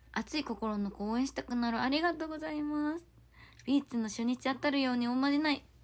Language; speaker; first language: Japanese; non-native, fluent; Korean